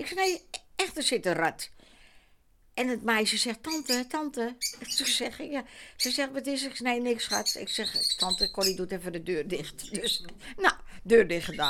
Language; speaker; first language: Dutch; native; Dutch